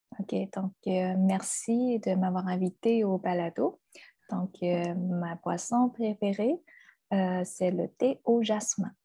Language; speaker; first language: French; non-native, fluent; Chinese